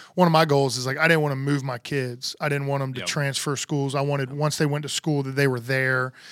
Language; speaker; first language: English; native; English